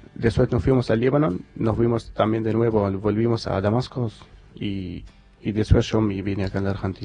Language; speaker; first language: Spanish; non-native, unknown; Arabic